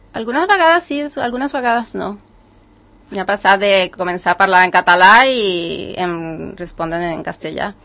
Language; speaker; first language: Catalan; non-native, learner; Spanish